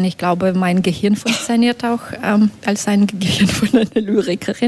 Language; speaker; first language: German; non-native, fluent; Belarusian